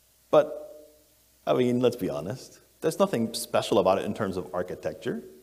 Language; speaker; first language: English; native; English